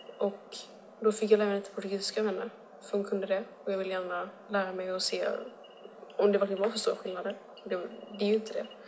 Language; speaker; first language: Swedish; native; Swedish